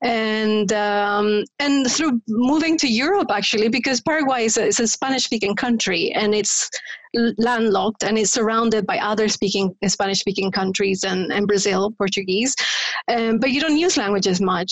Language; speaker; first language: English; non-native, fluent; Spanish